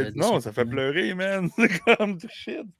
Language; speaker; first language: French; native; French